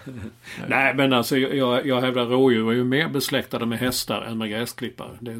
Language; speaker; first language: Swedish; native; Swedish